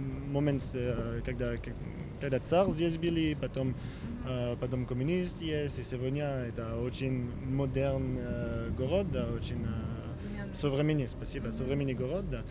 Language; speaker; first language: Russian; non-native, learner; French